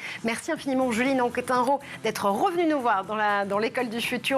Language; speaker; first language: French; native; French